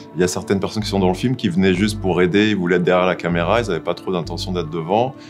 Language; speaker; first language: French; native; French